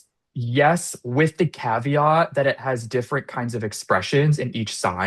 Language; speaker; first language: English; native; English